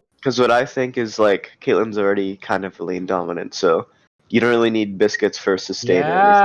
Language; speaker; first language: English; native; English